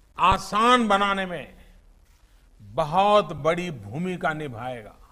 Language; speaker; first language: Hindi; non-native, local second language; Gujarati